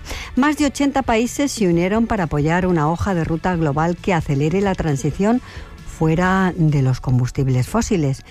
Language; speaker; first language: Spanish; native; Spanish